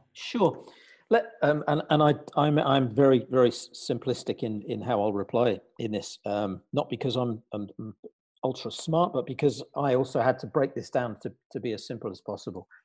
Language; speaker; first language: English; native; English